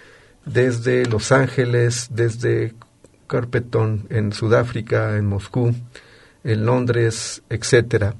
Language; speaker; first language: Spanish; native; Spanish